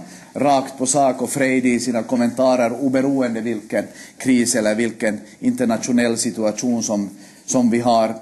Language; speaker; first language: Swedish; native; Swedish